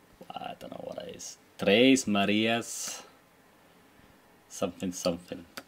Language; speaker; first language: English; native; English